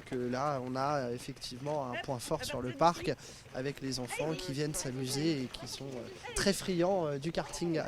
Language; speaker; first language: French; native; French